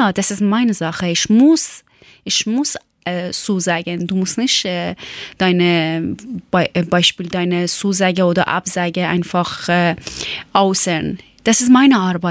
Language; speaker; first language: German; non-native, learner; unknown